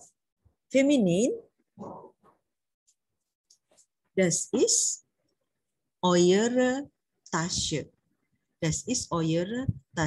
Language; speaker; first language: German; non-native, learner; Indonesian